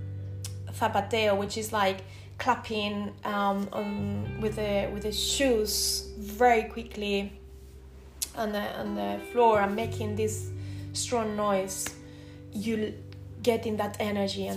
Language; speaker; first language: English; non-native, fluent; Spanish